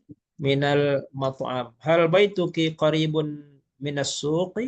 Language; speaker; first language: Arabic; non-native, fluent; Malay